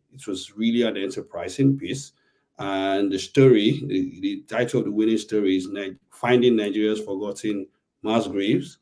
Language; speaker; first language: English; non-native, local second language; Yoruba